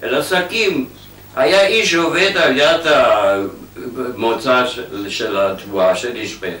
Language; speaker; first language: Hebrew; non-native, fluent; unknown